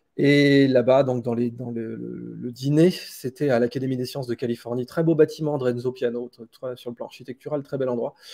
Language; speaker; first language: French; native; French